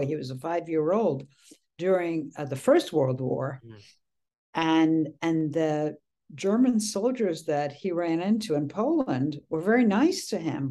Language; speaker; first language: English; early bilingual, other home language; Polish